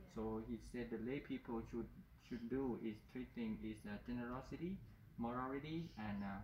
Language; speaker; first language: English; non-native, learner; Thai